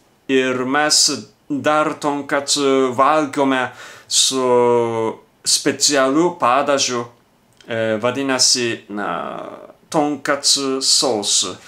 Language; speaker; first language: Lithuanian; non-native, learner; Japanese